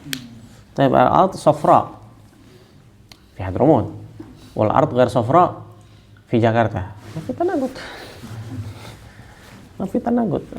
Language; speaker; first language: Arabic; non-native, fluent; Indonesian